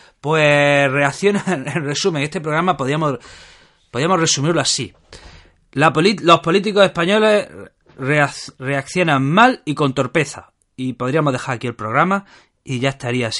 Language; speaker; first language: Spanish; native; Spanish